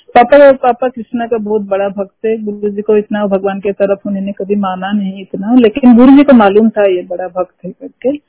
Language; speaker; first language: Hindi; non-native, local second language; Odia